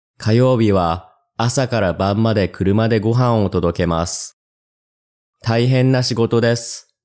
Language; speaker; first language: Japanese; non-native, learner; English